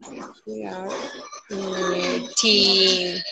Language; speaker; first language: English; non-native, learner; Spanish